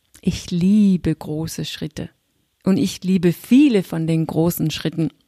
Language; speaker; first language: German; non-native, fluent; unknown